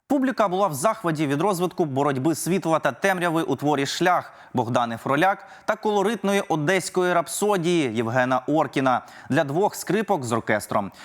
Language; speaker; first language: Ukrainian; native; Ukrainian